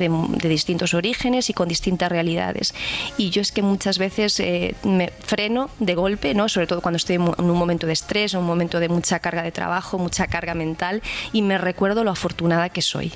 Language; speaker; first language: Spanish; native; Spanish